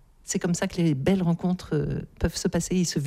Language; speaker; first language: French; native; French